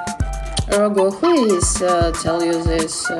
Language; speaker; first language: English; non-native, learner; Russian